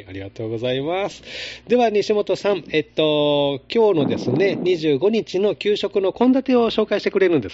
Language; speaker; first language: Japanese; native; Japanese